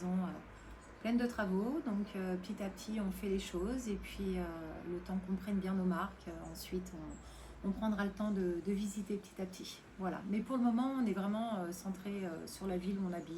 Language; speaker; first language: French; native; French